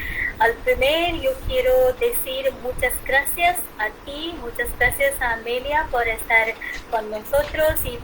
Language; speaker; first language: Spanish; non-native, fluent; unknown